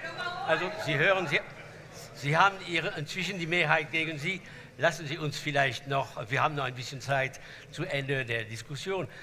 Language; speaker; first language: German; non-native, fluent; French